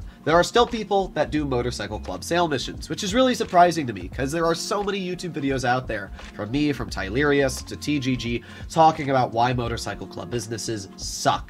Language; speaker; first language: English; native; English